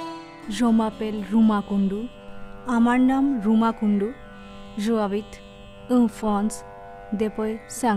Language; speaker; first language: French; non-native, learner; Bangla